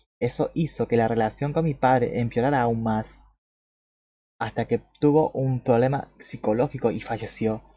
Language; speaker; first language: Spanish; native; Spanish